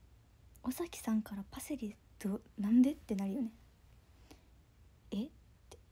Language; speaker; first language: Japanese; native; Japanese